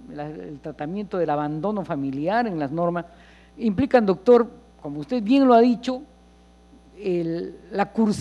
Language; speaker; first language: Spanish; native; Spanish